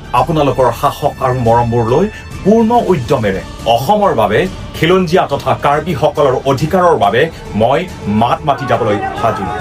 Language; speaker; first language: Assamese; non-native, local second language; Karbi